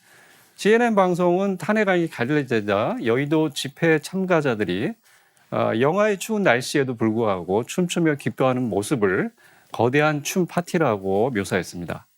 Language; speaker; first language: Korean; native; Korean